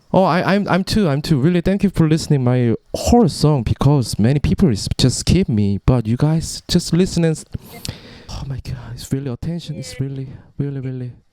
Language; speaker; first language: English; non-native, learner; Korean